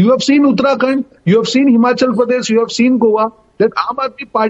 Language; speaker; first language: English; non-native, local second language; Gujarati